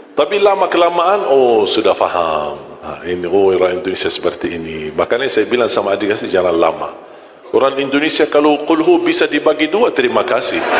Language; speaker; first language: Malay; non-native, fluent; Arabic